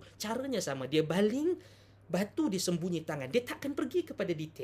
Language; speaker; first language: Malay; native; Malay